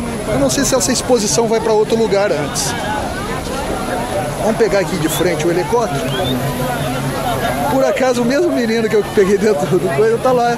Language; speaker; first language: Portuguese; native; Portuguese